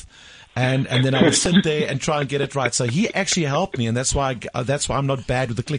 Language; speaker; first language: English; native; English